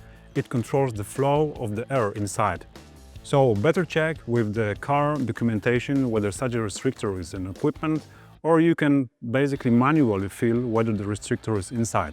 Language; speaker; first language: English; non-native, fluent; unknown